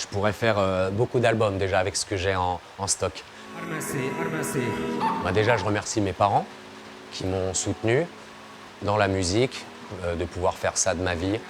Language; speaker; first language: French; native; French